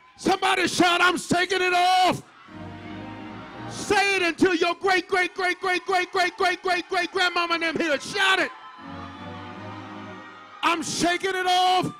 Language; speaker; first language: English; native; English